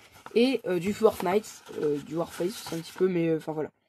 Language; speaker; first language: French; native; French